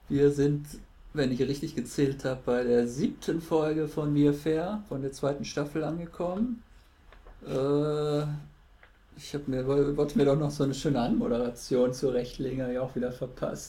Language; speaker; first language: German; native; German